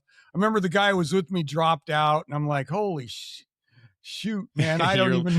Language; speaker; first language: English; native; English